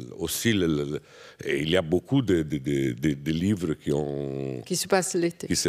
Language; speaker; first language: French; non-native, fluent; Italian